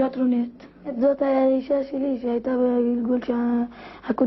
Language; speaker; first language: Hebrew; non-native, local second language; Arabic